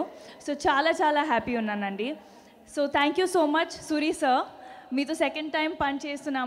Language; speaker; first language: Telugu; non-native, fluent; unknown